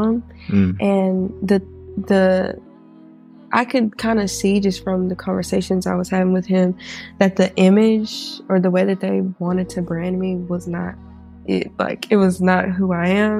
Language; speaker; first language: English; native; English